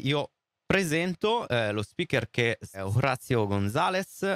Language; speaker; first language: Italian; native; Italian